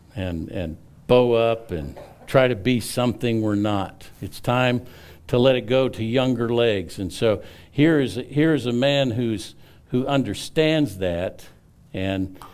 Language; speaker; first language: English; native; English